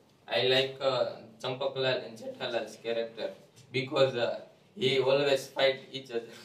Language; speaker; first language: English; non-native, learner; Gujarati